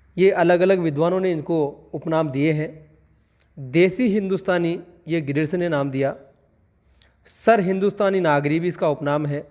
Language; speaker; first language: Hindi; native; Hindi